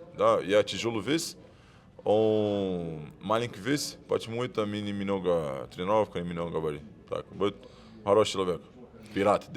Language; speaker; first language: Russian; non-native, learner; Portuguese